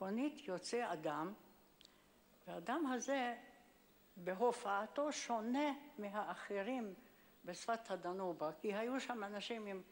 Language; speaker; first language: Hebrew; non-native, fluent; Hungarian